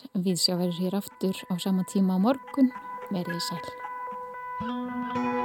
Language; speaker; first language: Icelandic; native; Icelandic